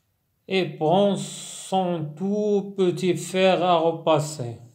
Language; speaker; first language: French; non-native, local second language; Arabic